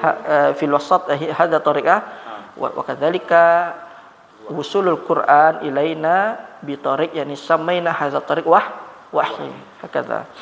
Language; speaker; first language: Arabic; non-native, fluent; Malay